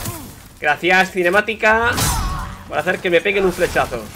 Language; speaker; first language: Spanish; native; Spanish